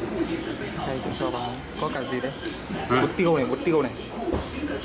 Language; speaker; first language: Chinese; non-native, learner; Vietnamese